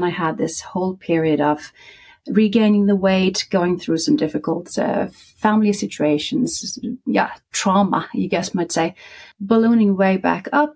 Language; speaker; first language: English; non-native, fluent; Icelandic